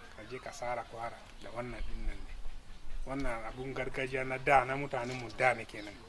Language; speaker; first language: Hausa; non-native, local second language; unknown